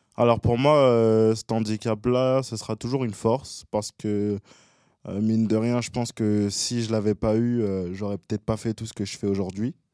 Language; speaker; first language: French; early bilingual, other home language; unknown